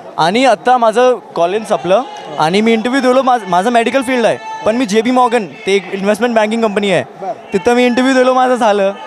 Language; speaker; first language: Marathi; non-native, local second language; Urdu